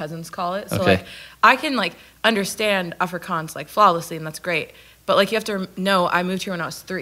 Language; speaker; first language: English; non-native, local second language; Afrikaans